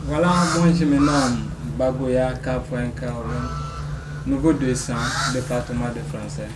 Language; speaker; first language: French; non-native, learner; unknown